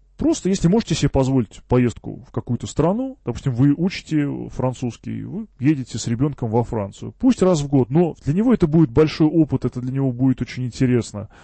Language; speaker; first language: Russian; early bilingual, heritage; Russian